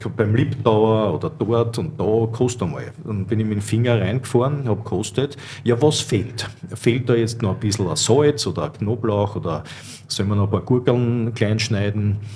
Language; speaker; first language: German; native; German